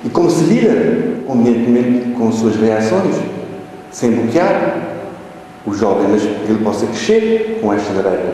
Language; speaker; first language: Portuguese; native; Portuguese